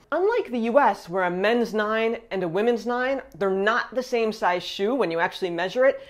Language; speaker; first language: English; native; English